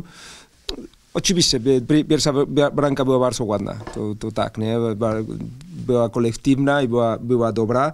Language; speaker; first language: Polish; non-native, learner; Spanish